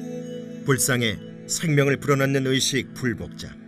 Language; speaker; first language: Korean; native; Korean